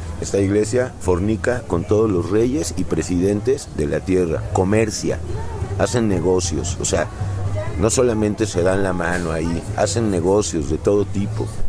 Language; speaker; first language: Spanish; native; Spanish